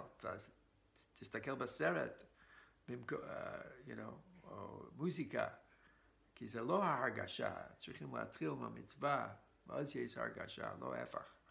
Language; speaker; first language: Hebrew; non-native, fluent; English